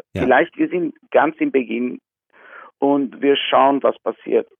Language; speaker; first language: German; non-native, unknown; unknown